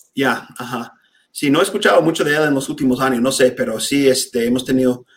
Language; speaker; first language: Spanish; non-native, fluent; English